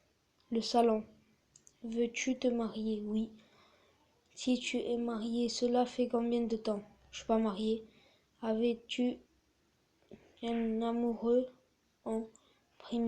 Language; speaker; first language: French; native; French